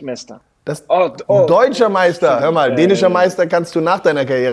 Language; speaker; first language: German; native; German